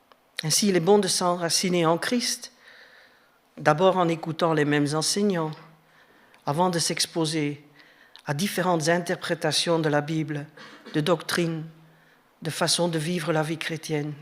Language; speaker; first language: French; native; French